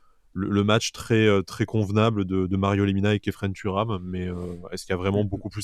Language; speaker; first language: French; native; French